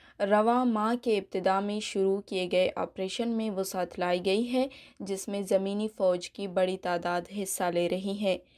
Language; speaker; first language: Urdu; non-native, local second language; Baluchi